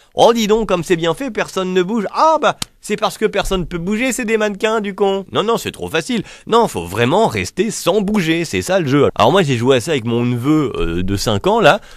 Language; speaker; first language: French; native; French